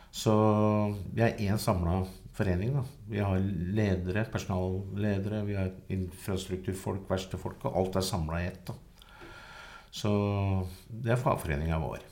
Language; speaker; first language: Norwegian; native; Norwegian